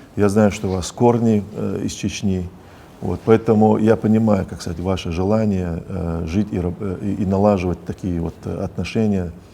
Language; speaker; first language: Russian; non-native, local second language; Chechen